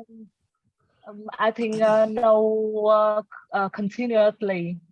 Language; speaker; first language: English; non-native, learner; Vietnamese